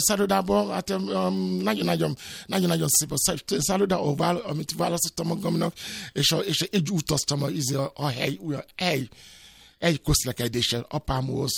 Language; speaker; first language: Hungarian; non-native, fluent; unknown